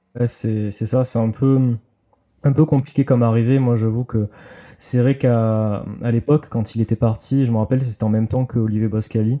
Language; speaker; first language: French; native; French